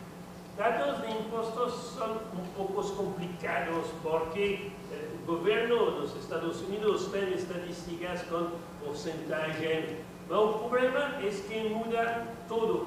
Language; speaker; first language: Portuguese; non-native, learner; French